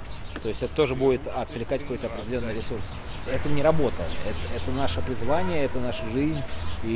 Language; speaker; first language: Russian; native; Russian